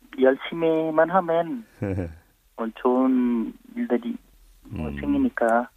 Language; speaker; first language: Korean; non-native, fluent; Nepali